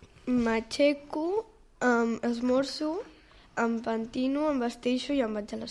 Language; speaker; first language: Catalan; non-native, local second language; Spanish